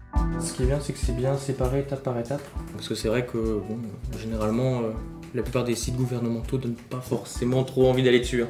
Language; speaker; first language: French; native; French